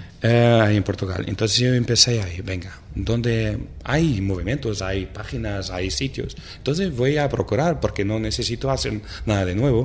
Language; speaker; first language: Spanish; non-native, fluent; Portuguese